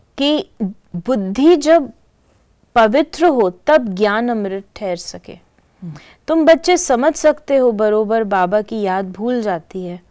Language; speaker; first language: Hindi; native; Hindi